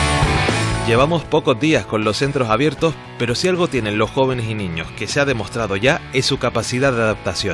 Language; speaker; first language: Spanish; native; Spanish